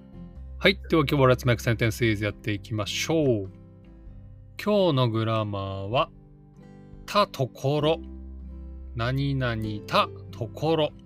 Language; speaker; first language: Japanese; native; Japanese